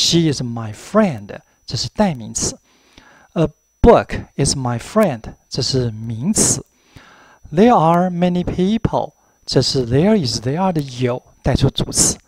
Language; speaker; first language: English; non-native, fluent; Chinese